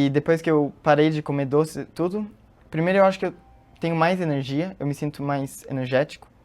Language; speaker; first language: Portuguese; early bilingual, heritage; Portuguese